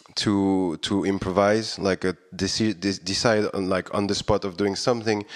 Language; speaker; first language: English; non-native, fluent; French